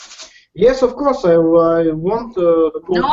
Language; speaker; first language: English; non-native, learner; Russian